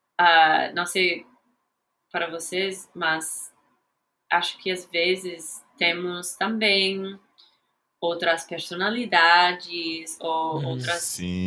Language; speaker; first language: Portuguese; non-native, fluent; English